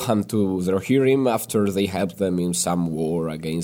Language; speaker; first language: English; non-native, fluent; Italian